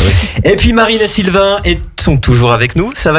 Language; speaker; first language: French; native; French